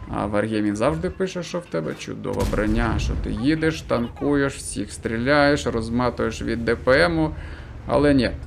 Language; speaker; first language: Ukrainian; non-native, local second language; Russian